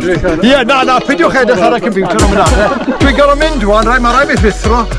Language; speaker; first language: Welsh; native; Welsh